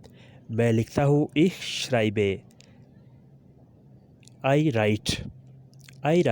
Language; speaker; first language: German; non-native, learner; Urdu